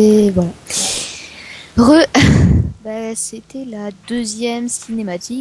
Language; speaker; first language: French; native; French